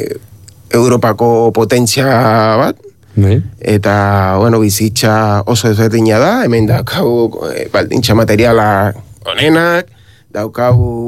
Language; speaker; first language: Basque; non-native, learner; Spanish